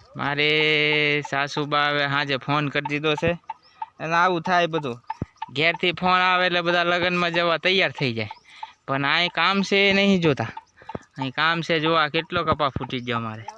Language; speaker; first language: Gujarati; non-native, local second language; Bhili